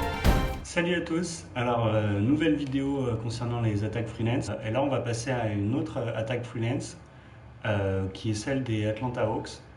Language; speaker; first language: French; native; French